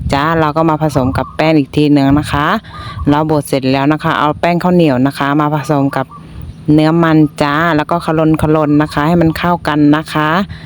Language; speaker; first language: Thai; native; Thai